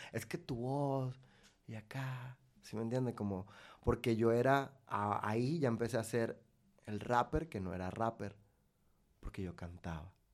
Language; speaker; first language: Spanish; native; Spanish